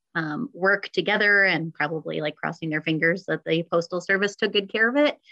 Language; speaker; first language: English; native; English